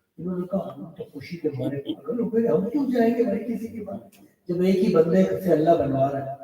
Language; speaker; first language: Urdu; non-native, local second language; Pashto